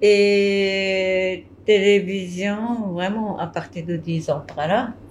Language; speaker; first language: French; non-native, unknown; Japanese